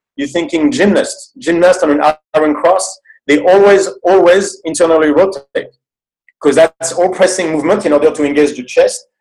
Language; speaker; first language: English; non-native, fluent; French